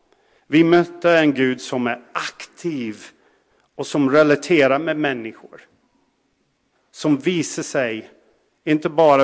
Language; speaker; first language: Swedish; non-native, fluent; English